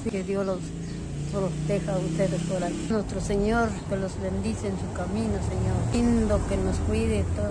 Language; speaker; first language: Spanish; native; Spanish